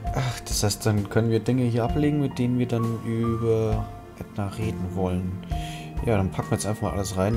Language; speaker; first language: German; native; German